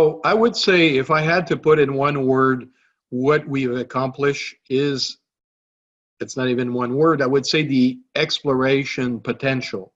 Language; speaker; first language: English; non-native, local second language; French